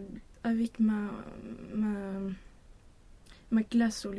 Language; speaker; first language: French; non-native, learner; Swedish